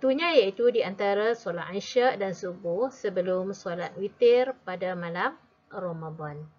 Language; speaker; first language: Malay; native; Malay